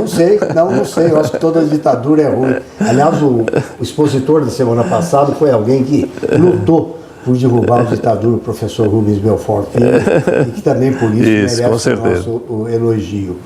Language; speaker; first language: Portuguese; native; Portuguese